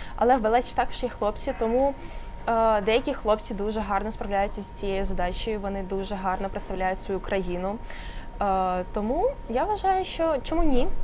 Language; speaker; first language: Ukrainian; non-native, local second language; Russian